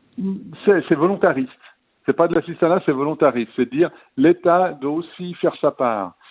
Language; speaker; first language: French; native; French